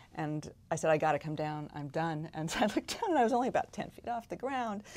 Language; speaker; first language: English; native; English